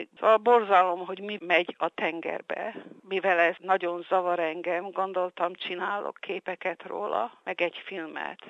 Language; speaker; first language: Hungarian; early bilingual, heritage; Hungarian